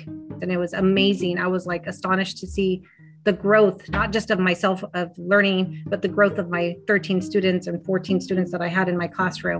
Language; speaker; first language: English; early bilingual, other home language; Spanish